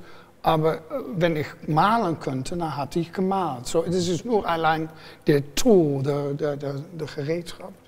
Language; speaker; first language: German; non-native, fluent; Dutch